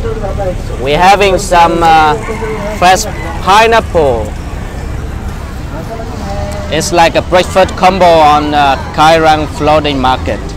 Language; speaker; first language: English; non-native, fluent; Vietnamese